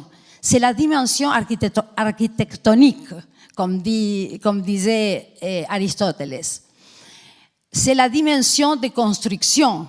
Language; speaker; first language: French; non-native, fluent; Spanish